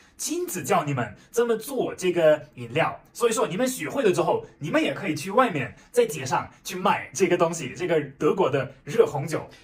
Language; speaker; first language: Chinese; non-native, fluent; German